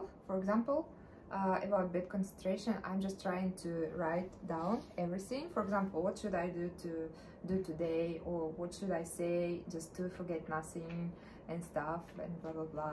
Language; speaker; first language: English; non-native, learner; Russian